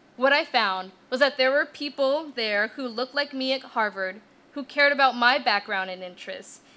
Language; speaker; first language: English; native; English